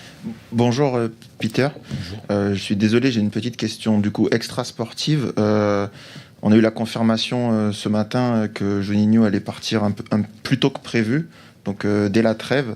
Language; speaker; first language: French; native; French